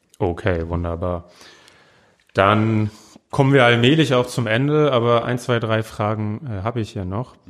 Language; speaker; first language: German; native; German